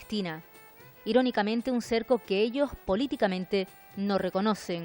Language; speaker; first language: Spanish; native; Spanish